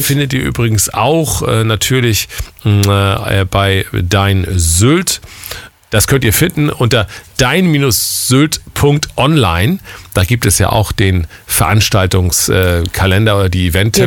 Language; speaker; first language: German; native; German